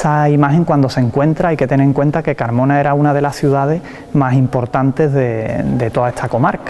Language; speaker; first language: Spanish; native; Spanish